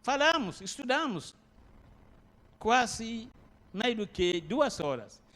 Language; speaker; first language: Portuguese; non-native, learner; Arabic